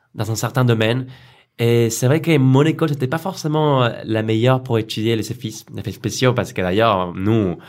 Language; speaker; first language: French; non-native, fluent; Spanish